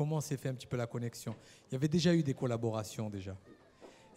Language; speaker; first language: French; native; French